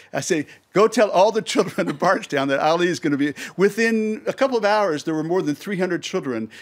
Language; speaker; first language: English; native; English